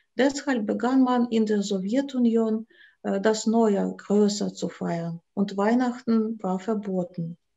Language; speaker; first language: German; non-native, fluent; Russian